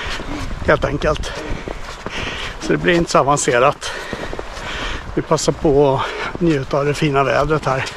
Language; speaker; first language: Swedish; native; Swedish